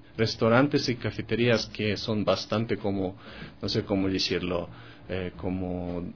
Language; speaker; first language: Spanish; non-native, fluent; Russian